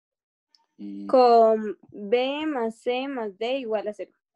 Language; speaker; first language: Spanish; native; Spanish